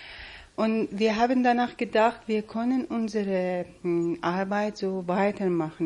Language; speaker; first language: German; non-native, fluent; Persian